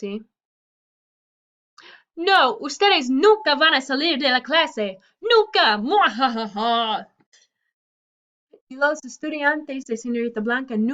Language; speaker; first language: Spanish; non-native, fluent; English